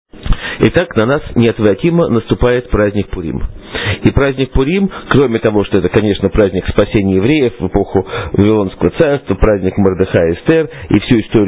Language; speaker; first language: Russian; native; Russian